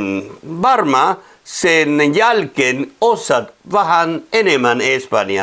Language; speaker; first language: Finnish; non-native, fluent; Spanish